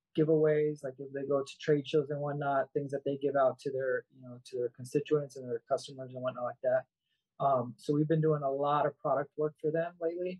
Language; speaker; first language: English; native; English